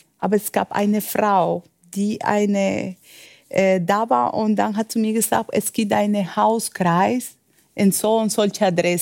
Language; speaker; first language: German; non-native, fluent; Spanish